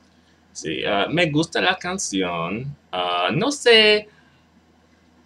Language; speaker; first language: Spanish; non-native, learner; English